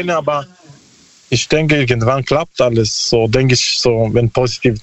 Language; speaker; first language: German; non-native, learner; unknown